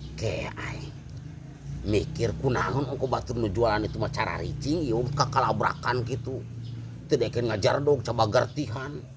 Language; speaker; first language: Sundanese; non-native, fluent; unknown